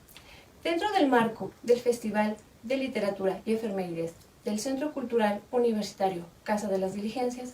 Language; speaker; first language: Spanish; native; Spanish